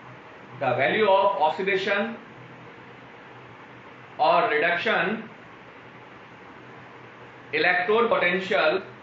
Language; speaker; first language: English; non-native, local second language; Hindi